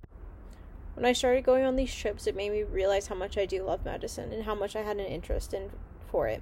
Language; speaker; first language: English; native; English